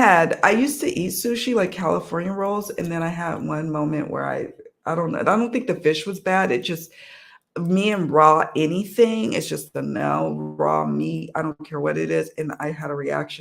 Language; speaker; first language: English; native; English